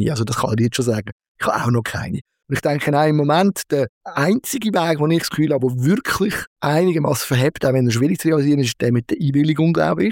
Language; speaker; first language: German; native; German